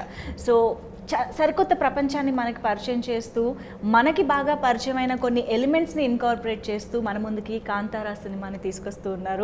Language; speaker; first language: Telugu; native; Telugu